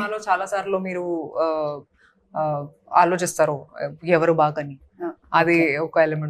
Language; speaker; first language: Telugu; non-native, fluent; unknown